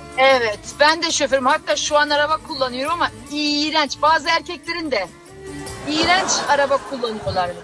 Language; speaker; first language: Turkish; non-native, fluent; French